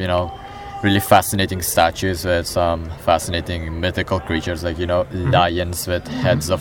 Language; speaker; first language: English; non-native, fluent; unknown